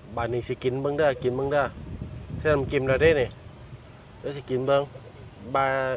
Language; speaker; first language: Thai; native; Thai